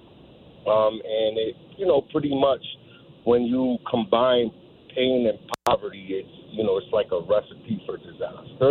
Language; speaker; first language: English; native; English